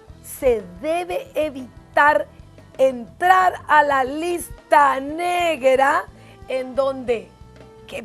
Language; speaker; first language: Spanish; native; Spanish